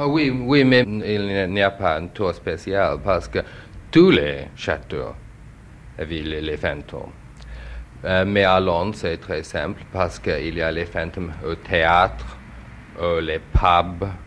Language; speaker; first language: French; non-native, learner; English